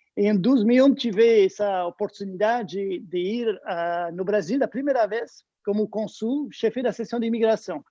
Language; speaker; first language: Portuguese; non-native, fluent; French